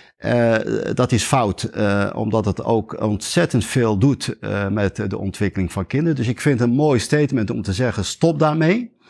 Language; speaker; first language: Dutch; early bilingual, other home language; Riffian